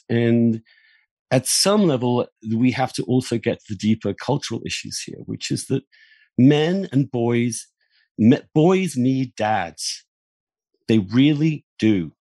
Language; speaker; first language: English; native; English